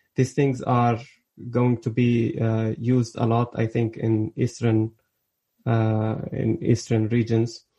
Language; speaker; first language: English; early bilingual, other home language; Arabic